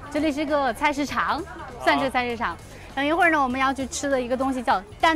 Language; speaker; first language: Chinese; native; Chinese